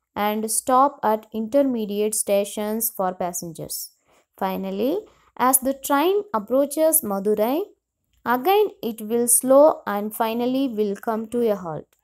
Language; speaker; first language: English; non-native, local second language; Tamil